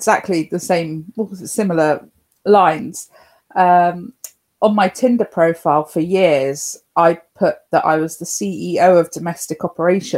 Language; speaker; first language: English; native; English